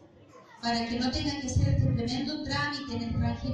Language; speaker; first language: Spanish; native; Spanish